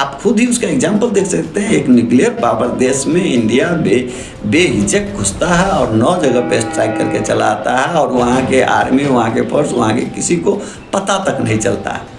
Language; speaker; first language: Hindi; non-native, local second language; Maithili